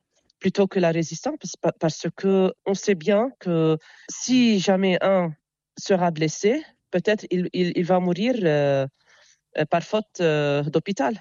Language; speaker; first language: French; non-native, local second language; Arabic